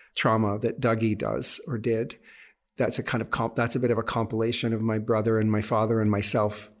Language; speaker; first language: English; native; English